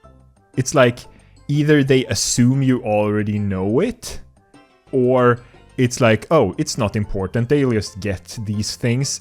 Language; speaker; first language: English; non-native, fluent; Swedish